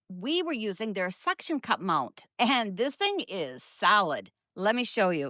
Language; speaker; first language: English; native; English